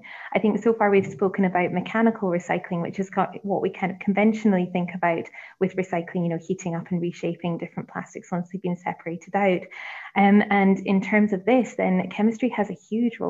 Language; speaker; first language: English; native; English